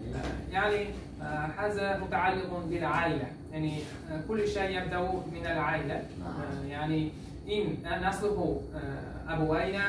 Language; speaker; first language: Arabic; non-native, learner; Uzbek